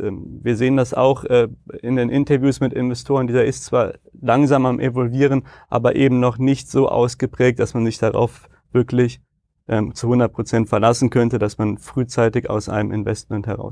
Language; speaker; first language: German; native; German